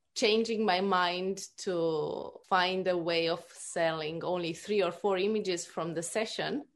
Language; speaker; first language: English; non-native, fluent; Romanian